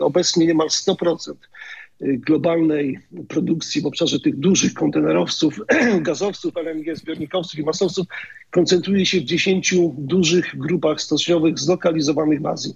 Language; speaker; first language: Polish; native; Polish